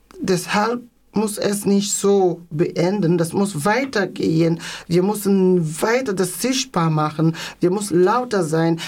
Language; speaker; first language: German; non-native, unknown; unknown